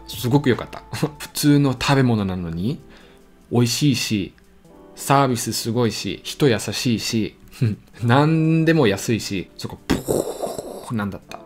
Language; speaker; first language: Japanese; non-native, learner; German